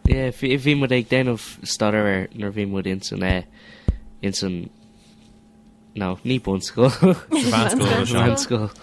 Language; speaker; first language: Irish; non-native, local second language; English